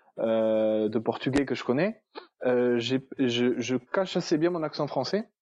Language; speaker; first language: French; native; French